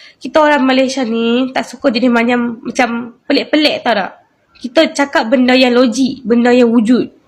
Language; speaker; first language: Malay; native; Malay